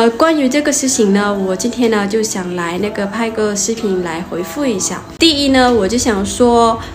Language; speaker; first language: Chinese; non-native, fluent; Lao